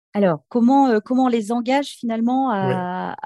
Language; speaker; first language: French; native; French